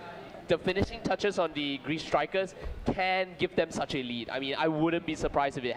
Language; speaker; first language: English; native; English